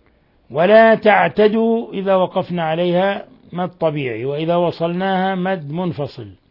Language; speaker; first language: Arabic; native; Arabic